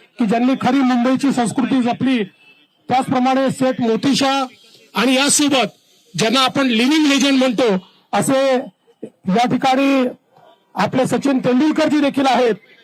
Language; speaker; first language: Marathi; native; Marathi